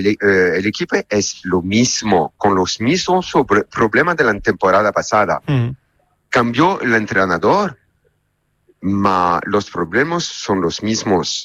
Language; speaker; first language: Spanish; non-native, learner; Italian